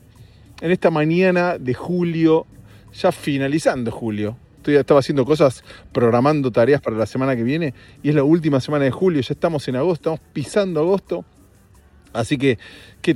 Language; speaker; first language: Spanish; native; Spanish